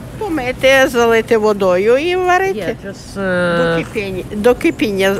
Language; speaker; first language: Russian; non-native, local second language; Ukrainian